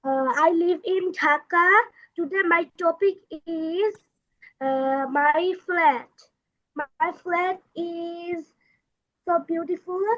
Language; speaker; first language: English; non-native, learner; Bangla